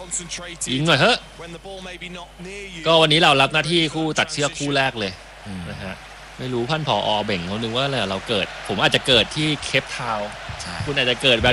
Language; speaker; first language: Thai; native; Thai